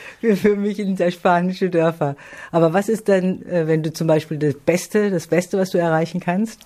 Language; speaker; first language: German; native; German